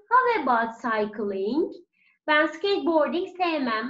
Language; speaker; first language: English; non-native, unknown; Turkish